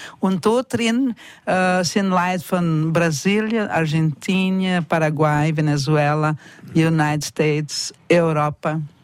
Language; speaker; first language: German; early bilingual, heritage; German